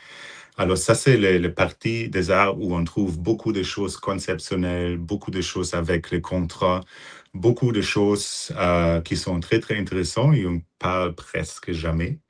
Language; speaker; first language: French; non-native, fluent; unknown